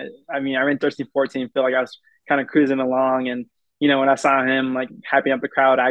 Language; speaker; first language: English; native; English